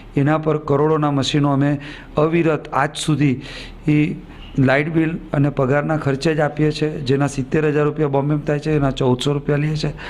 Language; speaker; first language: Gujarati; native; Gujarati